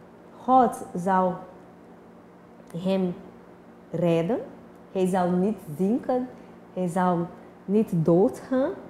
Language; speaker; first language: Dutch; non-native, fluent; Portuguese